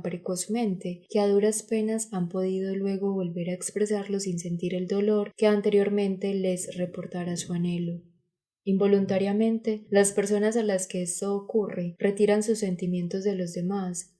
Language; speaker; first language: Spanish; native; Spanish